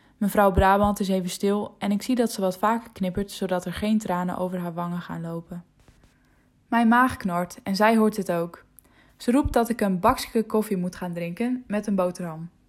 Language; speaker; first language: Dutch; non-native, local second language; Western Frisian